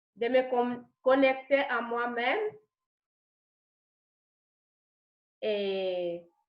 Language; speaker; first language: French; non-native, learner; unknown